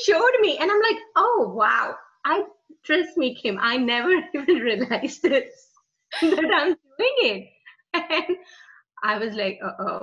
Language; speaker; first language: English; non-native, local second language; Hindi